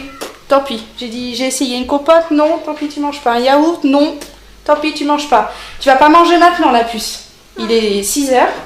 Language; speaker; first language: French; native; French